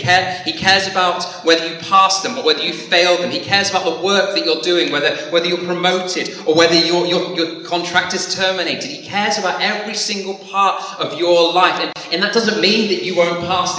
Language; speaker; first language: English; native; English